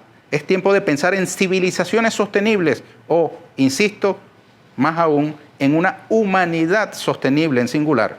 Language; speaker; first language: Spanish; native; Spanish